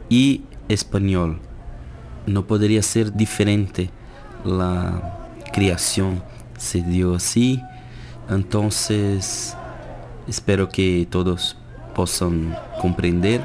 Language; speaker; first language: Spanish; non-native, fluent; Portuguese